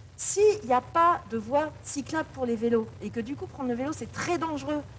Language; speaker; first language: French; native; French